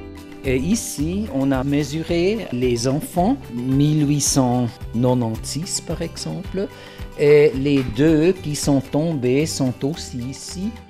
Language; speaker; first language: French; non-native, fluent; German